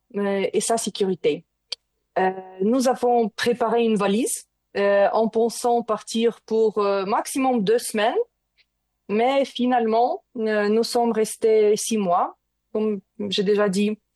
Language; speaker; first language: French; non-native, learner; Ukrainian